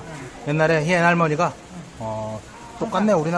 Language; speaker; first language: Korean; native; Korean